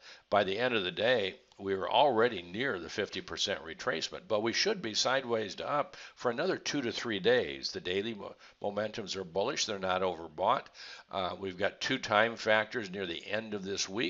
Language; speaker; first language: English; native; English